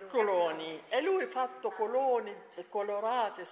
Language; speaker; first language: Italian; non-native, learner; Arabic